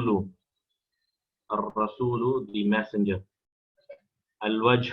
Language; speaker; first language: Arabic; non-native, fluent; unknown